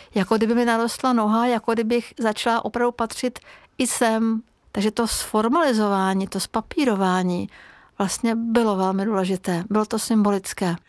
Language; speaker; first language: Czech; non-native, fluent; Hungarian